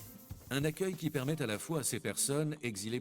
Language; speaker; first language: French; native; French